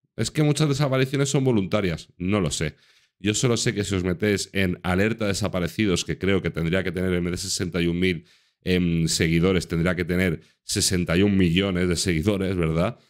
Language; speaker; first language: Spanish; native; Spanish